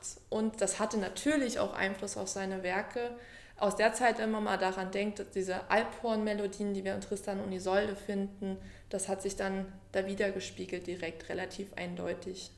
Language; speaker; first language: German; native; German